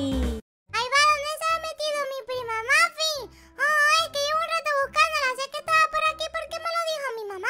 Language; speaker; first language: Spanish; native; Spanish